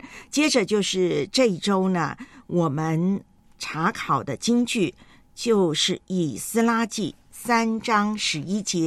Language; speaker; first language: Chinese; native; Chinese